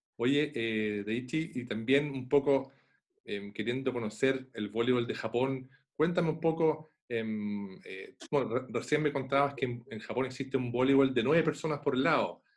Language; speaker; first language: Spanish; native; Spanish